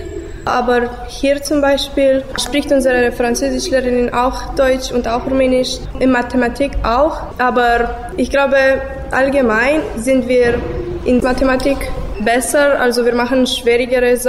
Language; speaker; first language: German; non-native, local second language; Romanian